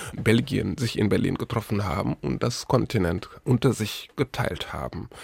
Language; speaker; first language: German; non-native, fluent; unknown